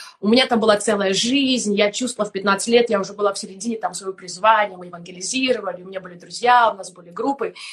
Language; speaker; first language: Russian; native; Russian